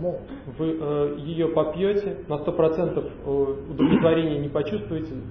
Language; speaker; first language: Russian; native; Russian